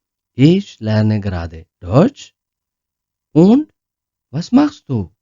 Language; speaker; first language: German; non-native, learner; Urdu